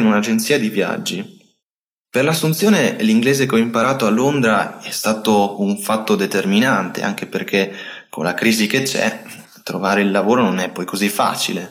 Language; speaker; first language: Italian; native; Italian